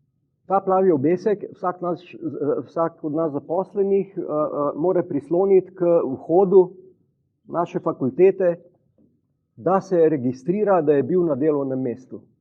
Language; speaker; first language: Slovenian; native; Slovenian